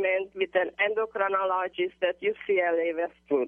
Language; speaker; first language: English; non-native, learner; Hungarian